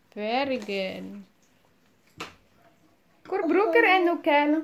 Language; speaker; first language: Swedish; non-native, learner; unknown